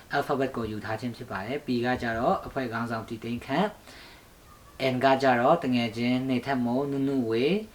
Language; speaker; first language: Burmese; non-native, local second language; Hakha Chin